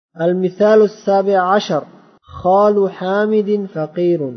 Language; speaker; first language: Arabic; non-native, fluent; Uzbek